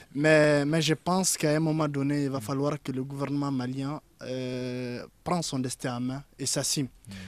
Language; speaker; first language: French; non-native, local second language; Tamasheq